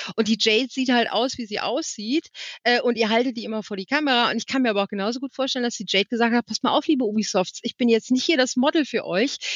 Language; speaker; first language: German; native; German